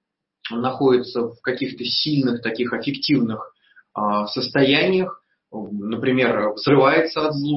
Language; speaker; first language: Russian; native; Russian